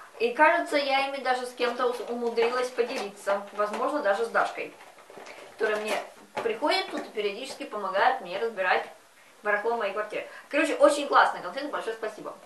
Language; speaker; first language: Russian; native; Russian